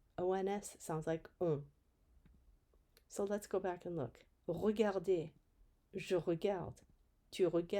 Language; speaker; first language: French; non-native, fluent; English